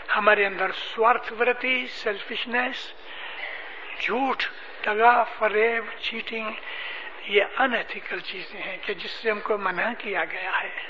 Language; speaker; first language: Urdu; non-native, local second language; Gujarati